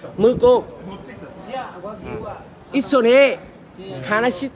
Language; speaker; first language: Japanese; non-native, learner; Vietnamese